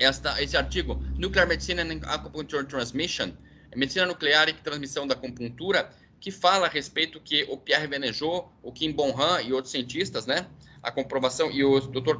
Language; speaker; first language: Portuguese; native; Portuguese